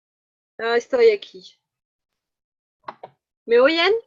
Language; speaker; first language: Spanish; non-native, learner; French